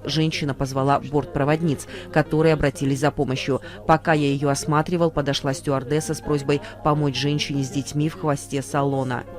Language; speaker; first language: Russian; native; Russian